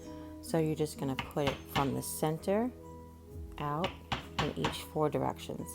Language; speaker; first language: English; native; English